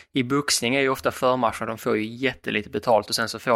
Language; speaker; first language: Swedish; native; Swedish